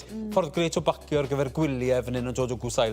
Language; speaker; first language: Welsh; native; Welsh